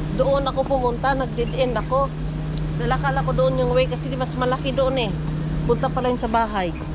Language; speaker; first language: Filipino; native; Filipino